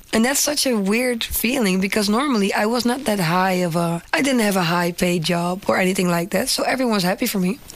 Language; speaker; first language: English; non-native, fluent; Dutch